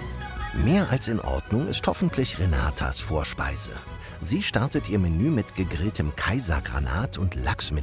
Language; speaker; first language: German; native; German